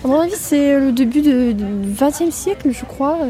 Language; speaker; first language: French; non-native, fluent; Russian